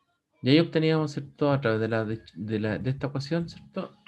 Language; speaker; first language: Spanish; native; Spanish